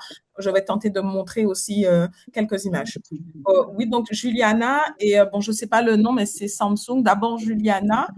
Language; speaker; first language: French; native; French